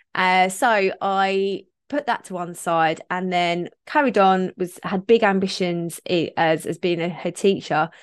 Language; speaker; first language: English; native; English